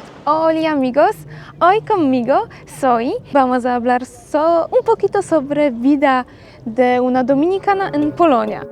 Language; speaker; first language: Spanish; non-native, fluent; Polish